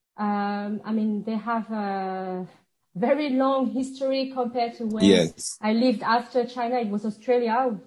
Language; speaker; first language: English; non-native, fluent; French